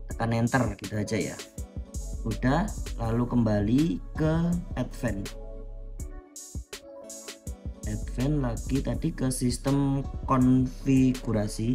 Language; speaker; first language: Indonesian; native; Indonesian